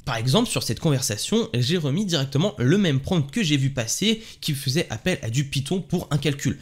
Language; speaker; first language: French; native; French